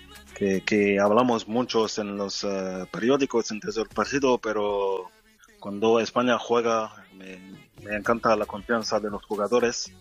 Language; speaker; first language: Spanish; non-native, fluent; French